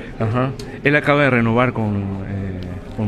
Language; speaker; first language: Spanish; native; Spanish